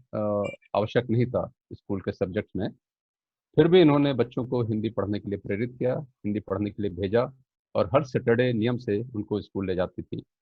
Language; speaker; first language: Hindi; native; Hindi